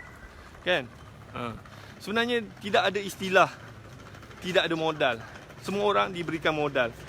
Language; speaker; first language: Malay; native; Malay